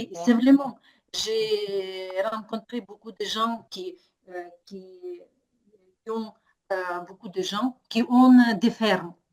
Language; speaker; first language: French; non-native, learner; Ukrainian